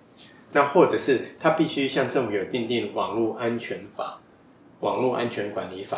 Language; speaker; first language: Chinese; native; Chinese